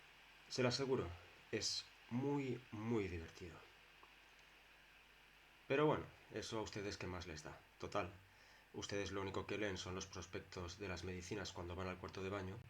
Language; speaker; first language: Spanish; native; Spanish